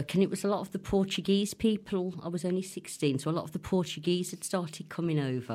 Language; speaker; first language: English; native; English